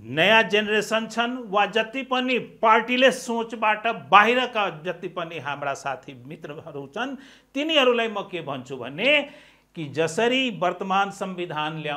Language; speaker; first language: Nepali; non-native, local second language; Maithili